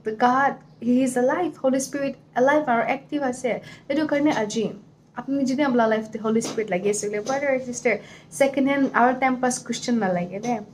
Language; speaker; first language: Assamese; non-native, local second language; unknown